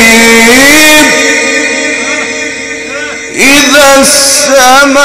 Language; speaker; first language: Arabic; native; Arabic